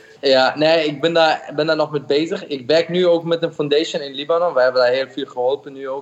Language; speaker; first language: Dutch; non-native, fluent; German